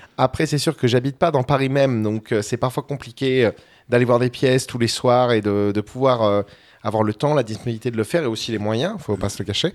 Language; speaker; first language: French; native; French